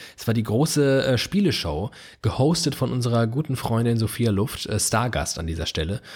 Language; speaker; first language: German; native; German